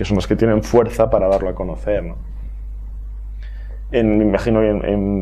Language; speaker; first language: Spanish; native; Spanish